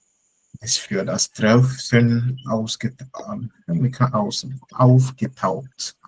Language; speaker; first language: German; non-native, fluent; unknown